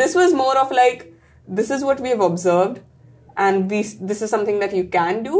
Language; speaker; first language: English; non-native, local second language; Marathi